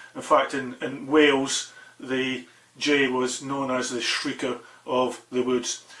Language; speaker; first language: English; native; English